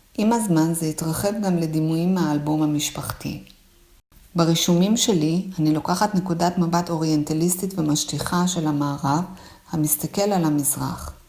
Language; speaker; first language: Hebrew; early bilingual, other home language; Persian